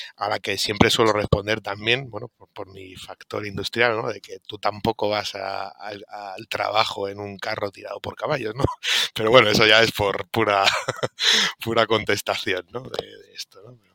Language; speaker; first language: Spanish; native; Spanish